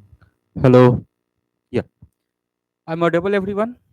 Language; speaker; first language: English; non-native, local second language; Hindi